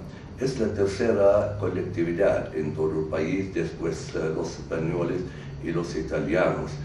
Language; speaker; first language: Spanish; non-native, fluent; Arabic